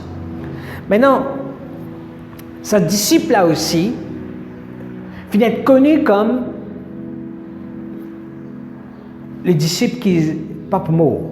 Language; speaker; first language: French; non-native, learner; Morisyen